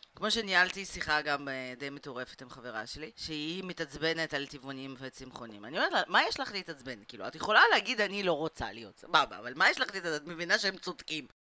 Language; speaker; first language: Hebrew; early bilingual, other home language; Russian